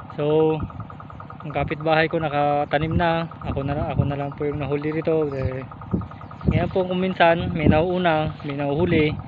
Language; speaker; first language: Filipino; non-native, local second language; Iloko